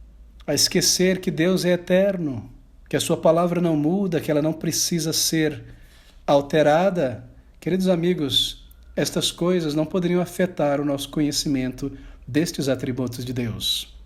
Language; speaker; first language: Portuguese; native; Portuguese